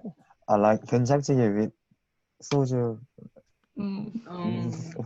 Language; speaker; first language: English; non-native, learner; Korean